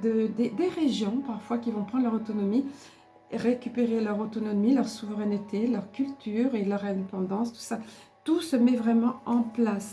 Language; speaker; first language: French; native; French